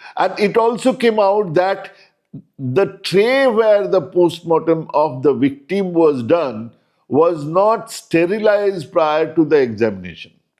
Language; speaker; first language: English; non-native, local second language; Bangla